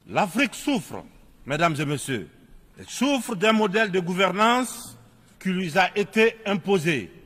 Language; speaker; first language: French; non-native, local second language; Soninke